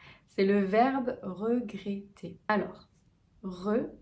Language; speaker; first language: French; native; French